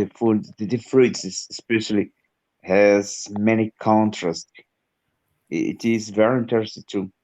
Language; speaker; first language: English; non-native, learner; Portuguese